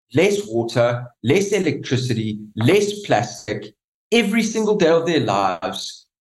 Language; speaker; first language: English; native; English